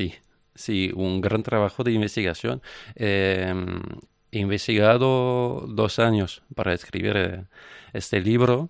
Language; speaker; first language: Spanish; non-native, fluent; French